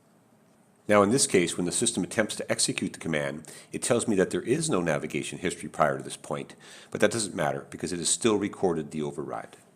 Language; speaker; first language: English; native; English